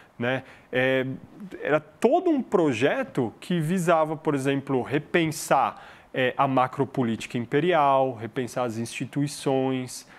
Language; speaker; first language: Portuguese; early bilingual, other home language; Arabic